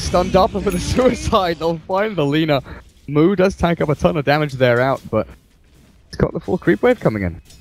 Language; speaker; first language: English; native; English